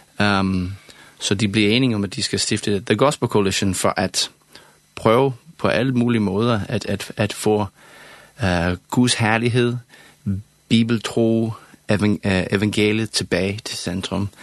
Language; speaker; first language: Danish; non-native, fluent; English